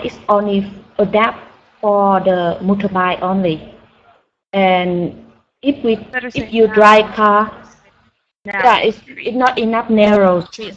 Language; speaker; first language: English; non-native, learner; Vietnamese